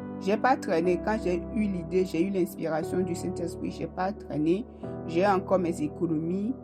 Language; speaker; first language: French; non-native, local second language; Ewe